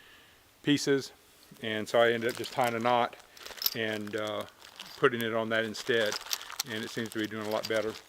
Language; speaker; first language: English; native; English